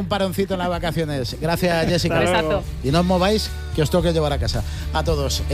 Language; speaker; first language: Spanish; native; Spanish